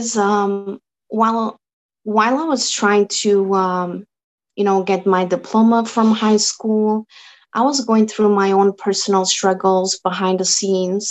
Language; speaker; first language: English; non-native, fluent; Portuguese